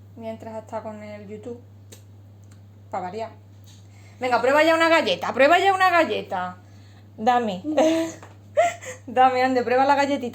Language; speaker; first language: Spanish; native; Spanish